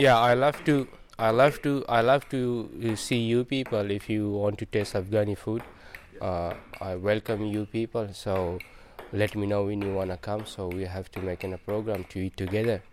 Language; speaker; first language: English; non-native, learner; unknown